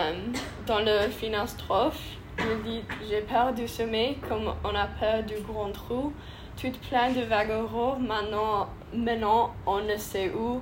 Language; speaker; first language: French; non-native, learner; English